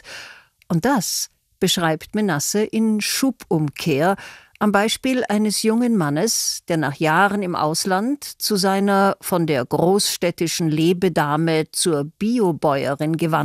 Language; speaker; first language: German; native; German